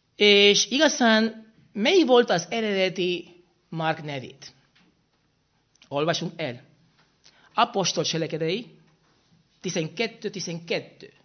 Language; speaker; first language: Hungarian; non-native, fluent; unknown